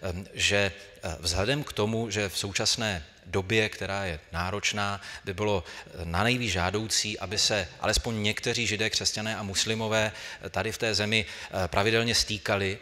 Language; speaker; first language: Czech; native; Czech